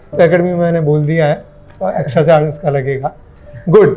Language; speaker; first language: Hindi; native; Hindi